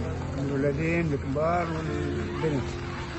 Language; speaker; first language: Arabic; native; Arabic